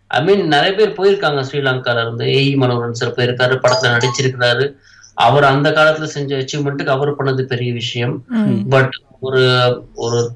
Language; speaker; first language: Tamil; native; Tamil